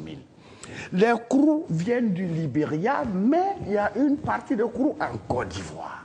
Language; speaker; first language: French; non-native, local second language; Dyula